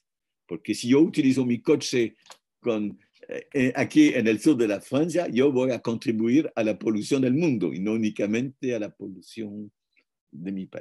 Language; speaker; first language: Spanish; non-native, fluent; French